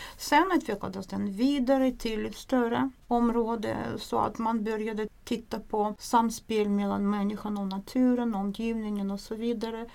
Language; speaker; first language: Swedish; non-native, fluent; Russian